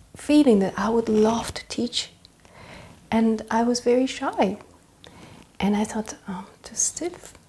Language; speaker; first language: English; early bilingual, other home language; Russian